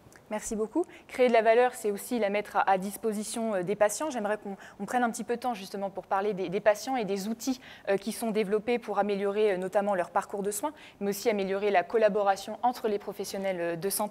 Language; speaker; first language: French; native; French